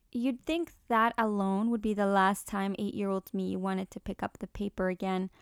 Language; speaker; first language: English; early bilingual, other home language; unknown